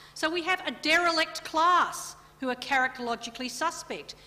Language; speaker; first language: English; native; English